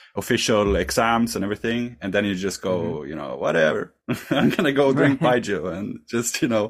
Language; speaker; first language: English; non-native, fluent; Swedish